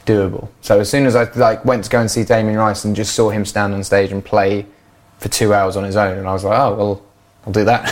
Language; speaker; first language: English; native; English